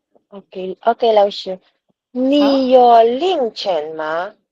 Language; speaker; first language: Chinese; non-native, learner; Filipino